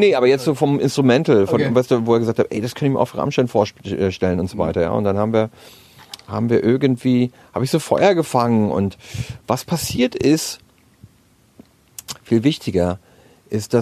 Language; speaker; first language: German; native; German